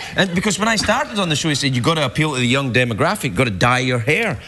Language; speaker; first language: English; native; English